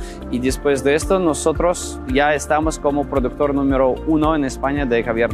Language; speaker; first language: Spanish; non-native, learner; Russian